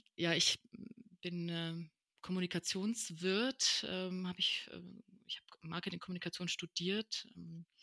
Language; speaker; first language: German; early bilingual, other home language; Spanish